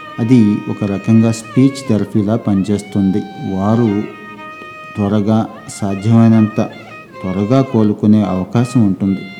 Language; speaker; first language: Telugu; native; Telugu